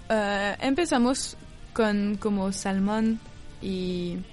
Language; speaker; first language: Spanish; non-native, fluent; French